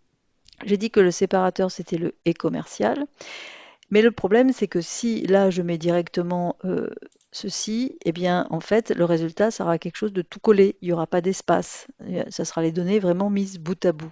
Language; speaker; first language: French; native; French